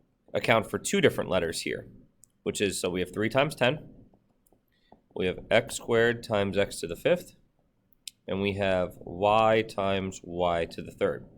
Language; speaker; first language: English; native; English